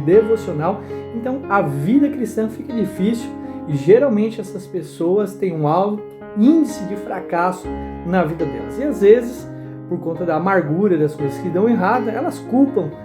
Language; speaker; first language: Portuguese; native; Portuguese